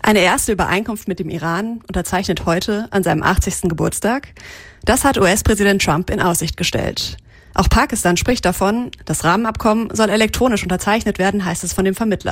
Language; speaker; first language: German; native; German